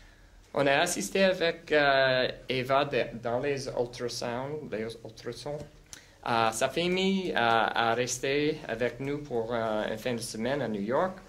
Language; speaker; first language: French; non-native, local second language; English